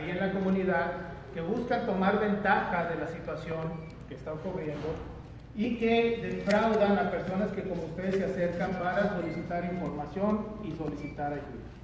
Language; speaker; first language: Spanish; native; Spanish